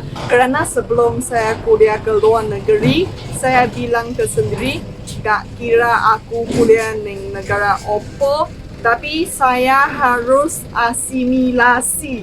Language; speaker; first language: Indonesian; non-native, fluent; Chinese